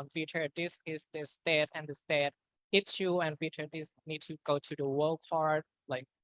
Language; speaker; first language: English; non-native, fluent; Thai